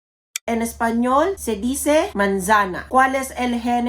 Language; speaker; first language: Spanish; non-native, learner; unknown